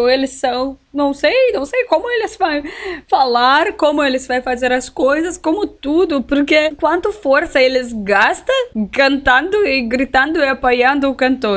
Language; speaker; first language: Portuguese; non-native, learner; Russian